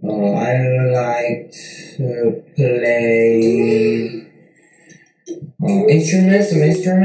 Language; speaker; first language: English; non-native, learner; Korean